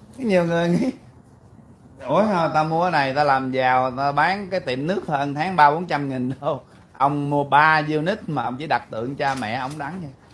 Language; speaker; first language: Vietnamese; early bilingual, heritage; Vietnamese